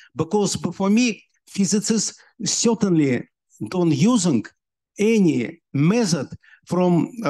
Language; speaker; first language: English; non-native, learner; Russian